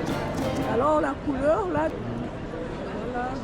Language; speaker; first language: French; non-native, local second language; Kinyarwanda